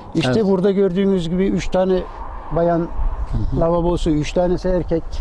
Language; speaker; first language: Turkish; native; Turkish